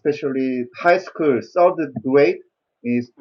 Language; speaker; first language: English; non-native, learner; Korean